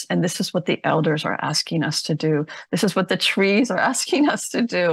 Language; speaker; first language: English; native; English